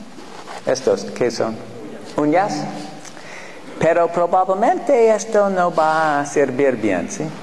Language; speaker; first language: Spanish; non-native, fluent; English